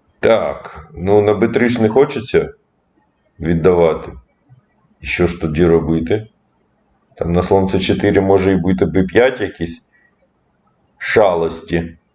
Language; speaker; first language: Ukrainian; non-native, local second language; Russian